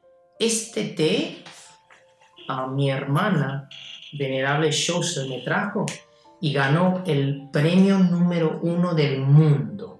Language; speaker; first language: Spanish; non-native, fluent; Chinese